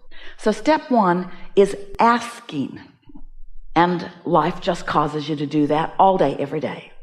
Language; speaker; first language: English; native; English